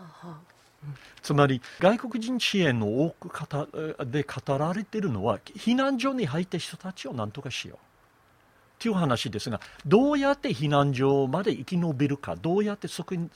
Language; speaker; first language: Japanese; non-native, fluent; English